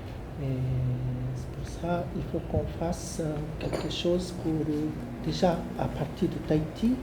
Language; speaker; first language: French; non-native, learner; Japanese